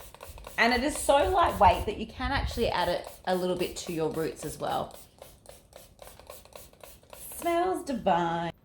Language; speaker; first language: English; native; English